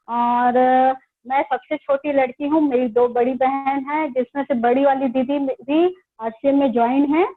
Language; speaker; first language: Hindi; native; Hindi